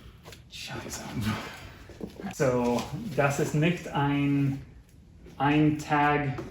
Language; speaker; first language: German; non-native, learner; English